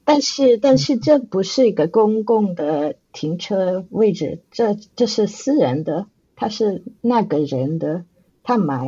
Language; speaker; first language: Chinese; non-native, fluent; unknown